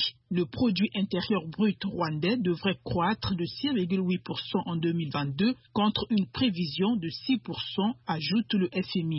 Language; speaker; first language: French; native; French